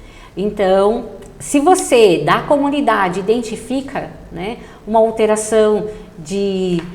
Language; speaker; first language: Portuguese; native; Portuguese